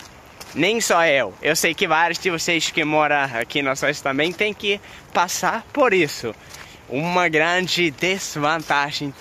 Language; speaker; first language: Portuguese; non-native, fluent; Swedish